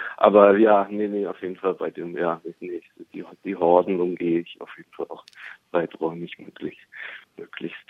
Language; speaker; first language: German; native; German